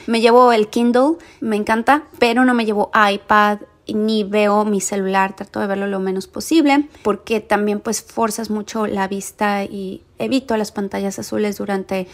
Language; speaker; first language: Spanish; native; Spanish